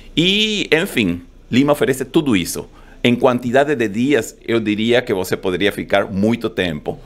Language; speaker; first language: Portuguese; non-native, fluent; Spanish